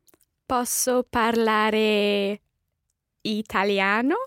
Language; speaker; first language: Italian; non-native, learner; English